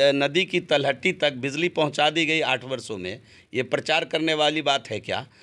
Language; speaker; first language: Hindi; native; Hindi